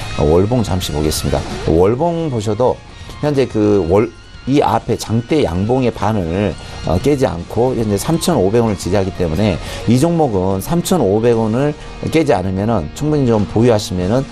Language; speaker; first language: Korean; native; Korean